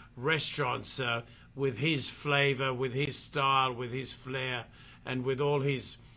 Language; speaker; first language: English; native; English